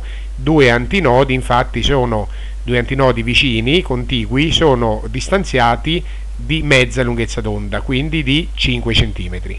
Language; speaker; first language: Italian; native; Italian